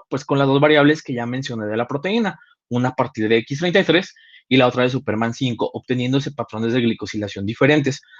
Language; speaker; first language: Spanish; native; Spanish